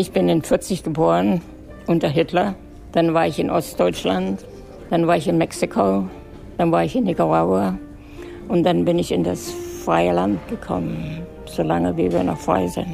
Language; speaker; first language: German; native; German